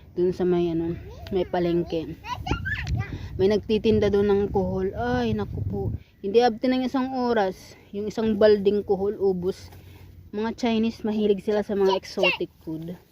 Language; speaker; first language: Filipino; non-native, local second language; Iloko